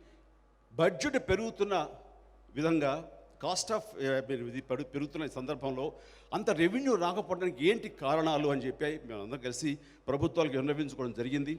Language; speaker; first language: Telugu; native; Telugu